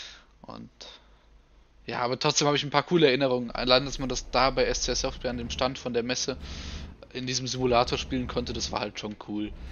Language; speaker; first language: German; native; German